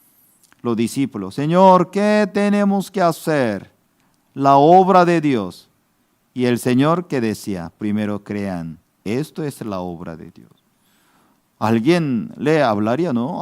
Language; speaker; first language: Spanish; non-native, fluent; Korean